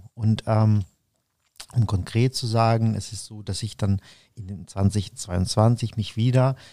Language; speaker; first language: German; non-native, fluent; Ukrainian